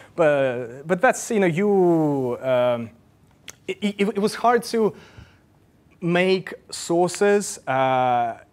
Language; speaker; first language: English; non-native, fluent; Russian